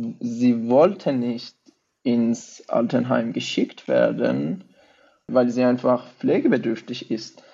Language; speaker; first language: German; non-native, fluent; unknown